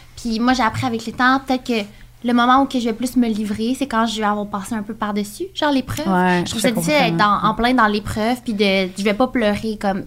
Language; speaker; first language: French; native; French